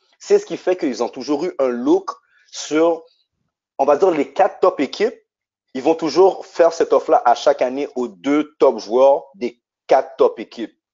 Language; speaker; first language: French; native; French